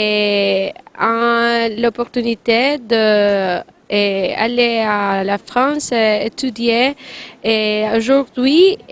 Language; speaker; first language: French; non-native, learner; Spanish